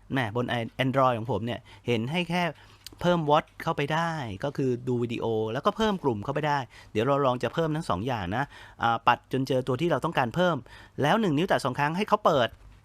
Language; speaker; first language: Thai; native; Thai